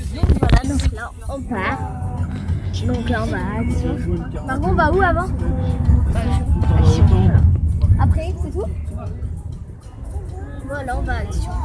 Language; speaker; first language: French; native; French